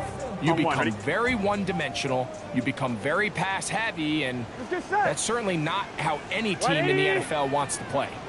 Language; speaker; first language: English; native; English